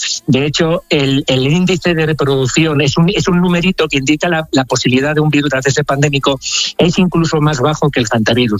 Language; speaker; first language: Spanish; native; Spanish